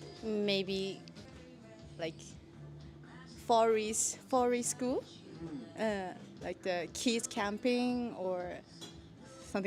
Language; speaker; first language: English; non-native, learner; Chinese